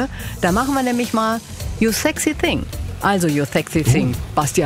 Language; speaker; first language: German; native; German